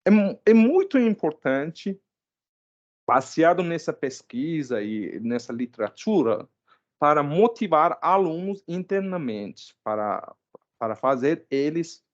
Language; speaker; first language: Portuguese; non-native, fluent; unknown